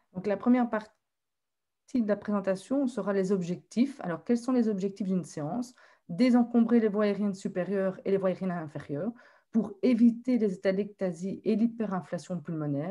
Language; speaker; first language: French; native; French